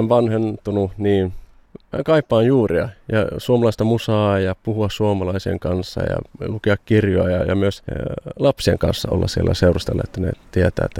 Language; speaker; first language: Finnish; early bilingual, heritage; Finnish